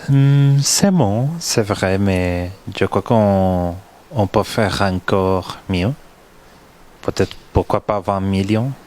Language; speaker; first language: French; non-native, fluent; Spanish